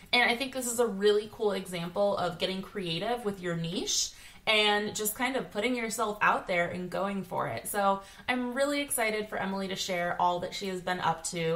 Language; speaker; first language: English; native; English